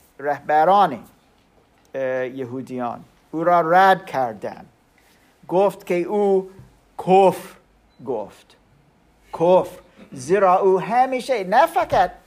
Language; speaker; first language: Persian; non-native, learner; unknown